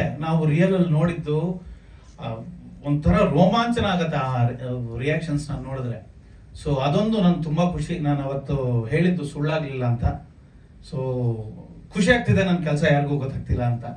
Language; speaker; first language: Kannada; native; Kannada